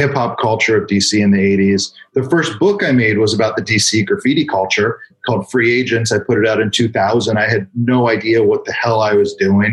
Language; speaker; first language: English; native; English